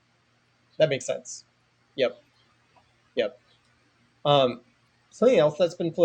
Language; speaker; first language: English; native; English